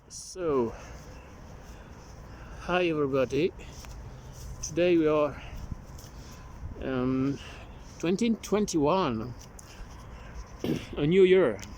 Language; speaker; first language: English; non-native, learner; French